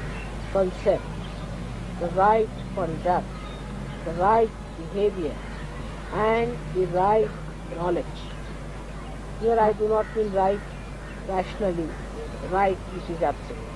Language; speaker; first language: English; non-native, local second language; Hindi